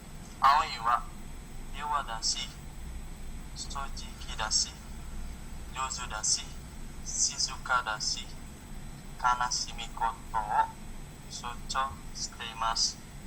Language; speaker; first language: Japanese; non-native, learner; Indonesian